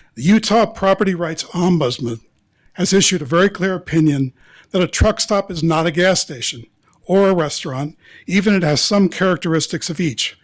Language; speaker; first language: English; native; English